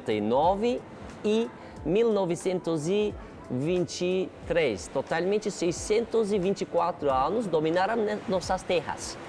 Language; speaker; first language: Portuguese; non-native, learner; Turkish